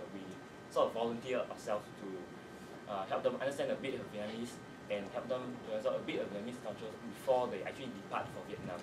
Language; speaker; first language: English; non-native, fluent; Vietnamese